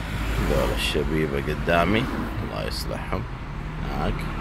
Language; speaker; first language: Arabic; native; Arabic